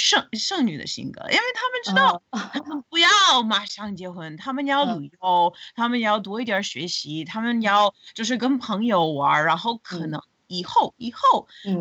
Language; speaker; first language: Chinese; non-native, fluent; English